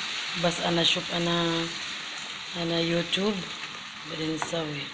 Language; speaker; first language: Arabic; non-native, learner; Filipino